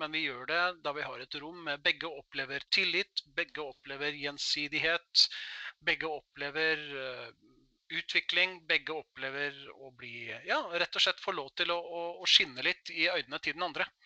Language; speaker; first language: Norwegian; native; Norwegian